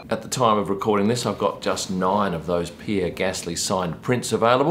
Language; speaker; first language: English; native; English